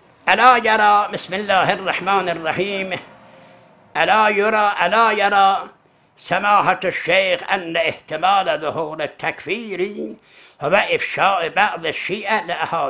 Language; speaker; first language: Arabic; non-native, fluent; Azerbaijani